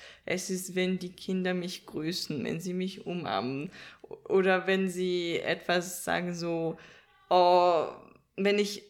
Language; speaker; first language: German; non-native, fluent; Danish